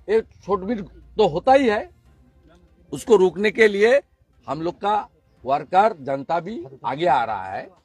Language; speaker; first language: Hindi; non-native, local second language; Bangla